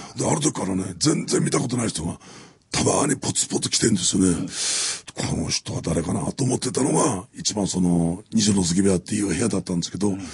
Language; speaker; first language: Japanese; native; Japanese